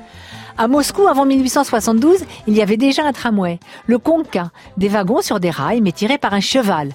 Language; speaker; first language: French; native; French